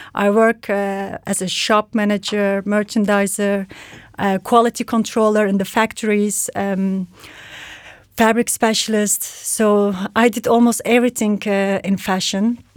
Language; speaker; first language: English; non-native, fluent; Turkish